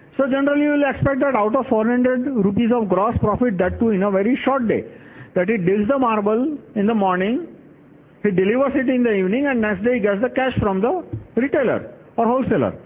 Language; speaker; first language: English; non-native, local second language; Gujarati